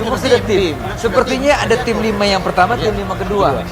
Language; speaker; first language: Indonesian; native; Indonesian